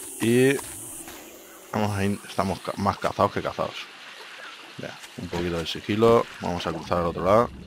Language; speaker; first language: Spanish; native; Spanish